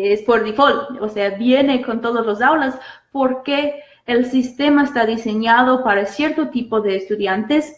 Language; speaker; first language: Spanish; non-native, fluent; English